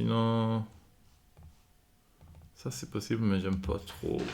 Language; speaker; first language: French; non-native, fluent; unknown